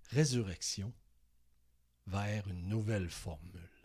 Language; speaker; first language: French; native; French